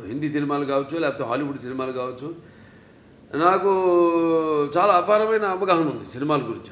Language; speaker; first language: Telugu; native; Telugu